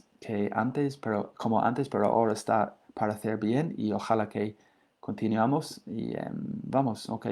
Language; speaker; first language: Spanish; non-native, learner; English